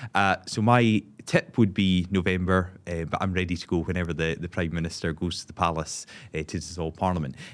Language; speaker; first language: English; native; English